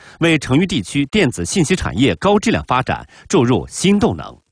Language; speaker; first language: Chinese; native; Chinese